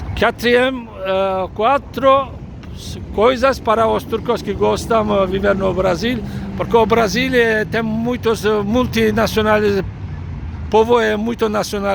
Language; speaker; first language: Portuguese; non-native, learner; Turkish